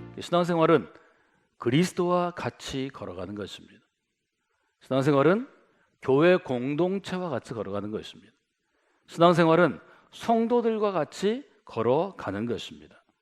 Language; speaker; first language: Korean; native; Korean